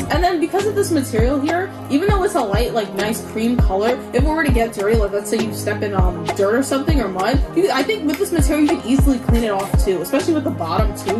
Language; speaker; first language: English; native; English